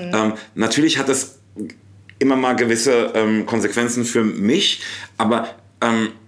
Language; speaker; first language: German; native; German